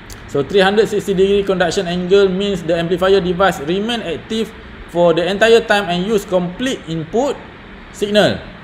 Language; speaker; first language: English; non-native, local second language; Malay